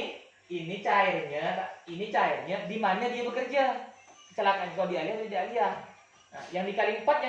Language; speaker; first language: Malay; native; Malay